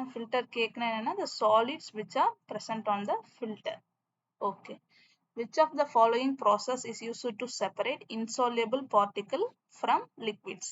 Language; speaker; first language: English; non-native, local second language; Tamil